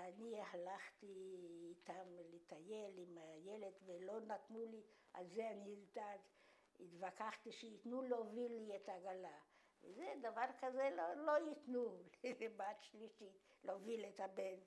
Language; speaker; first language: Hebrew; non-native, fluent; Polish